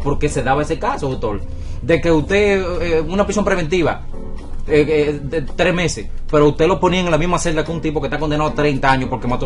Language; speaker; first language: Spanish; native; Spanish